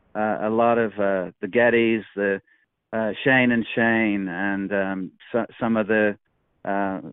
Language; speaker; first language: English; native; English